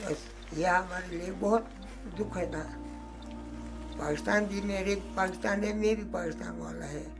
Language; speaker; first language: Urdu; non-native, local second language; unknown